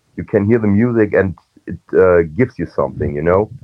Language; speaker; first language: English; non-native, fluent; German